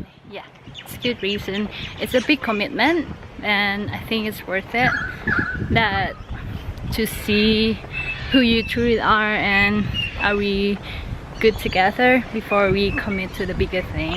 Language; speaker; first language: English; non-native, fluent; Thai